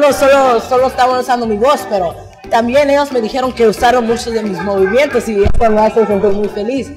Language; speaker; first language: Spanish; early bilingual, heritage; Spanish